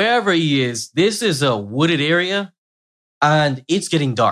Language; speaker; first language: English; native; English